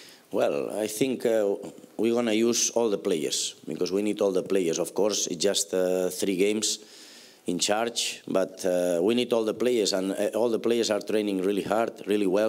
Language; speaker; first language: English; non-native, fluent; Catalan